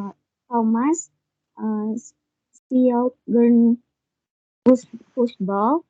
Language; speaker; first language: German; non-native, learner; Indonesian